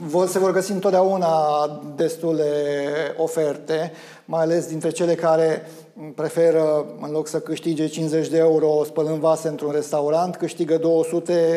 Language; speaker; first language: Romanian; native; Romanian